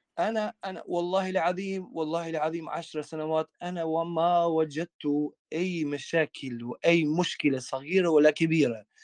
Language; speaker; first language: Arabic; non-native, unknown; Albanian